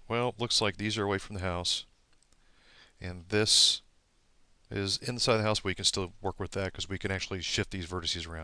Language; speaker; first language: English; native; English